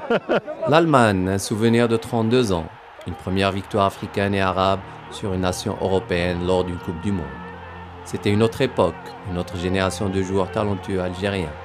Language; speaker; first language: French; non-native, local second language; Arabic